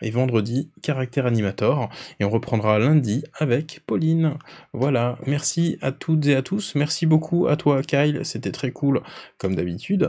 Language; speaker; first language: French; native; French